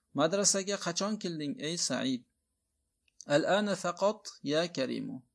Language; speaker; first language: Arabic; non-native, fluent; Uzbek